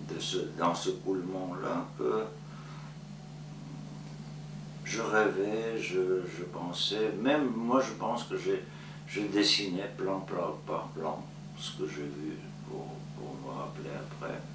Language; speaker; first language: French; non-native, fluent; Georgian